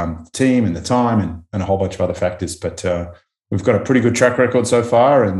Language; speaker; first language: English; native; English